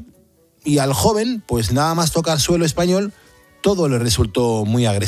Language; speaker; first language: Spanish; native; Spanish